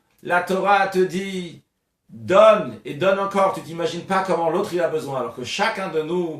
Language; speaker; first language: French; native; French